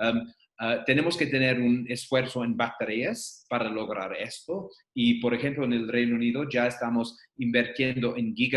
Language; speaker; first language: Spanish; non-native, fluent; English